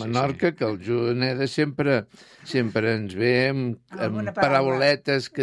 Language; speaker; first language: Catalan; native; Catalan